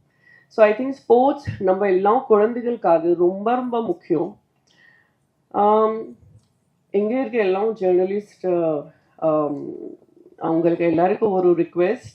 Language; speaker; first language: Tamil; non-native, fluent; Hindi